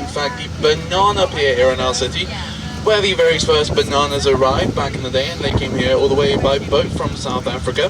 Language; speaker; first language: English; non-native, fluent; Swedish